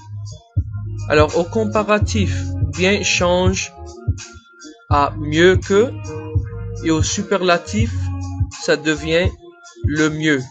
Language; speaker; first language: French; non-native, fluent; English